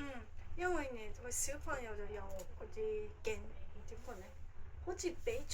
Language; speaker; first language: Cantonese; non-native, fluent; Japanese